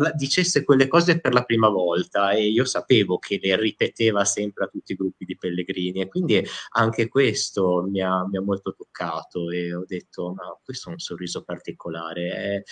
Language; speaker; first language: Italian; native; Italian